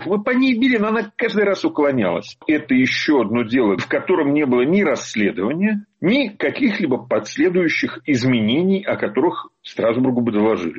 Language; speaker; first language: Russian; native; Russian